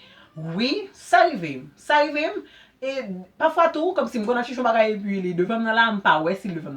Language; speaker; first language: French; non-native, learner; Haitian Creole